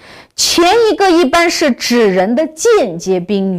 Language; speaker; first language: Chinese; non-native, local second language; Uyghur